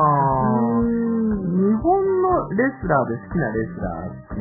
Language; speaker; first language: Japanese; native; Japanese